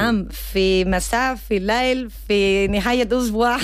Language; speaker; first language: Arabic; non-native, learner; Spanish